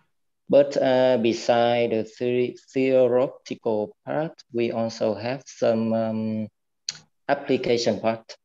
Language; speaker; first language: English; non-native, fluent; Vietnamese